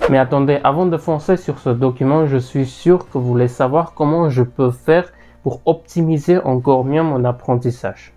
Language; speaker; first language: French; non-native, fluent; Armenian